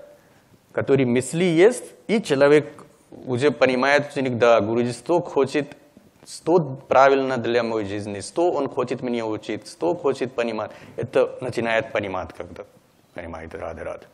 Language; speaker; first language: Russian; non-native, learner; Hindi